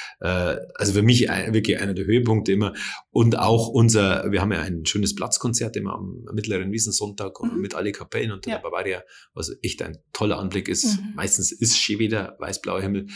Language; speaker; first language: German; native; German